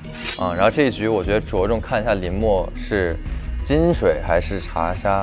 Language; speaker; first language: Chinese; native; Chinese